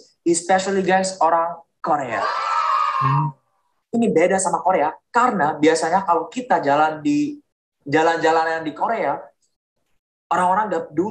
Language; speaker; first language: Indonesian; non-native, fluent; Korean